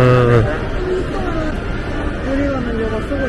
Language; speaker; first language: Korean; non-native, fluent; Thai